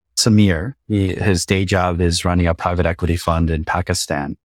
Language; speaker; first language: English; native; English